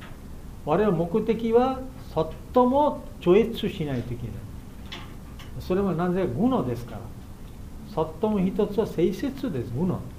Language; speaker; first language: Japanese; non-native, learner; Bangla